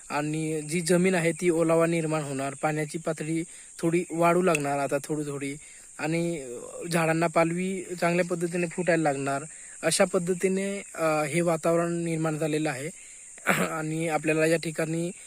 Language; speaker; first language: Marathi; non-native, local second language; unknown